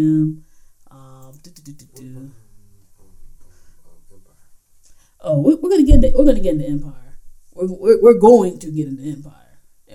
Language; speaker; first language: English; native; English